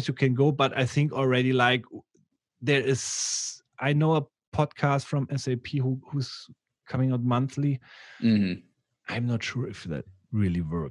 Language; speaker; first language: English; non-native, fluent; German